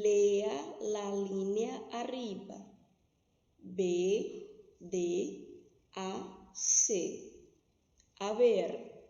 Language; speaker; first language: Spanish; non-native, fluent; Portuguese